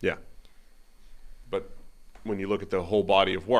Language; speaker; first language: English; native; English